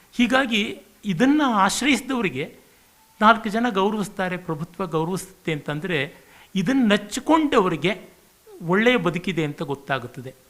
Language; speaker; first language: Kannada; native; Kannada